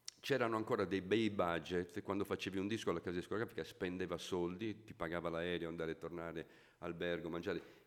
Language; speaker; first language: Italian; native; Italian